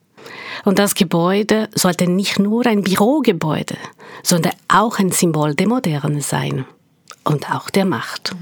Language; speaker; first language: German; non-native, fluent; Portuguese